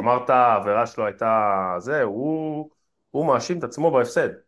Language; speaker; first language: Hebrew; native; Hebrew